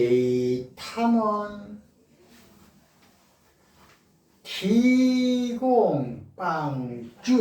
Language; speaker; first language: Chinese; non-native, learner; Korean